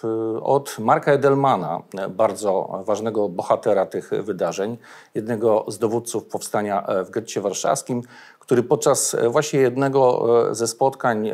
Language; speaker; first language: Polish; native; Polish